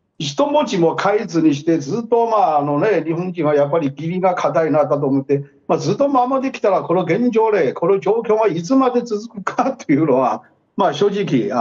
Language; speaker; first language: Japanese; non-native, fluent; Chinese